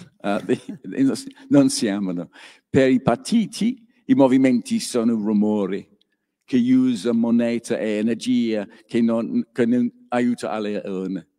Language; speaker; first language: Italian; non-native, learner; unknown